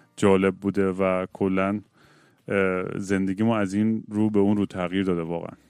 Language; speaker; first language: Persian; native; Persian